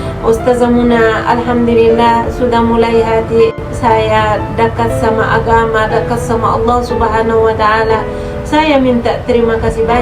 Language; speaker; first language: Indonesian; non-native, fluent; Arabic